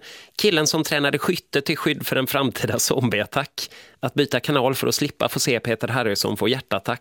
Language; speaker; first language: Swedish; native; Swedish